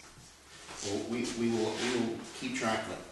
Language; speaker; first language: English; native; English